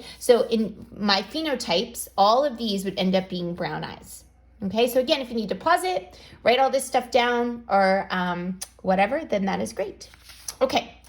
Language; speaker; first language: English; native; English